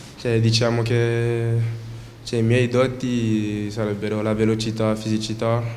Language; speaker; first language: Italian; non-native, fluent; French